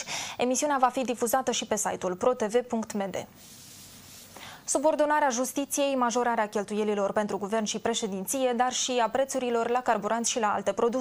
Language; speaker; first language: Romanian; native; Romanian